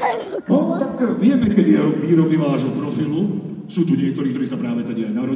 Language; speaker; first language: Slovak; native; Slovak